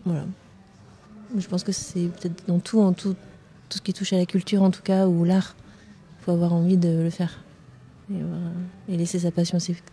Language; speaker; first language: French; native; French